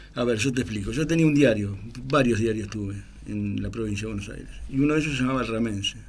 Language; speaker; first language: Spanish; native; Spanish